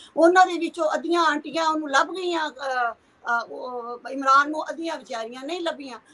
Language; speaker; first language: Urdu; non-native, local second language; Punjabi